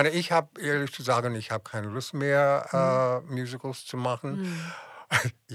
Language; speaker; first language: German; non-native, fluent; English